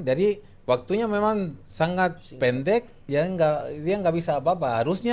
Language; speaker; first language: Indonesian; non-native, fluent; Spanish